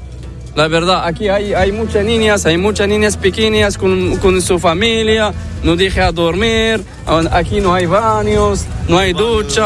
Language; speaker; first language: Spanish; non-native, learner; Arabic